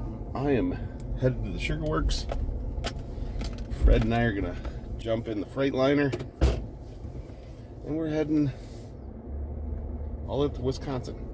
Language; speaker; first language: English; native; English